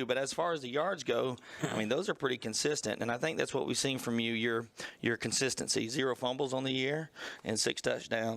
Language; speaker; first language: English; native; English